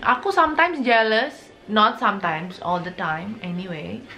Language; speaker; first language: English; non-native, fluent; Indonesian